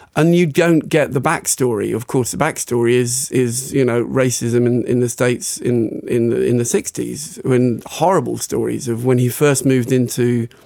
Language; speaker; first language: English; native; English